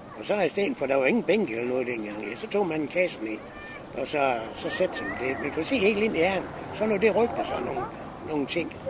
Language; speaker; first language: Danish; native; Danish